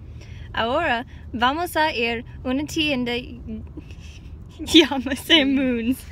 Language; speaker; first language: Spanish; non-native, learner; English